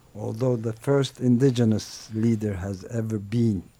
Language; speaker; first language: English; non-native, fluent; Turkish